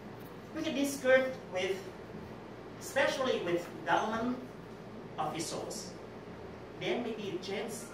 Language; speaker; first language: English; non-native, learner; Vietnamese